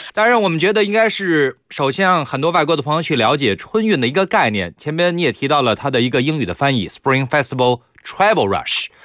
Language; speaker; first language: Chinese; native; Chinese